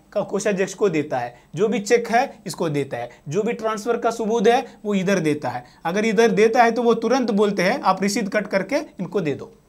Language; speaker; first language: Hindi; non-native, local second language; Telugu